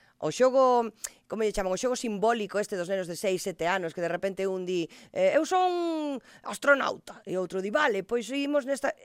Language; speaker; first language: Galician; non-native, local second language; Spanish